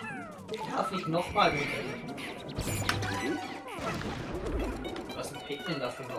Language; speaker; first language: German; native; German